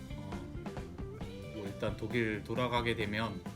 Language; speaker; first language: Korean; non-native, fluent; German